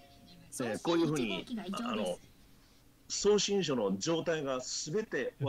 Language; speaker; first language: Japanese; native; Japanese